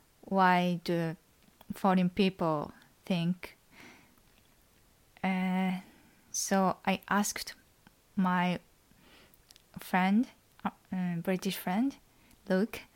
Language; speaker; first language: English; non-native, learner; Japanese